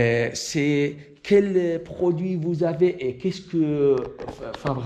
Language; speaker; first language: French; non-native, learner; Kurdish